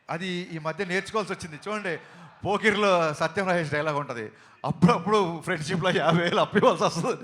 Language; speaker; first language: Telugu; native; Telugu